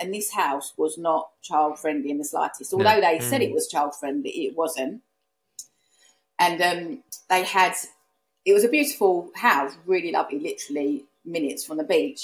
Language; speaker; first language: English; native; English